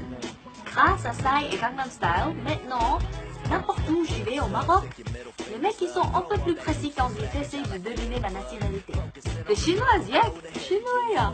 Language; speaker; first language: French; non-native, fluent; Korean